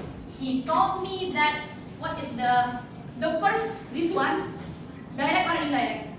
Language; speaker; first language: English; non-native, fluent; Indonesian